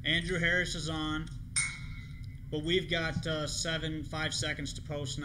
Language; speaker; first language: English; native; English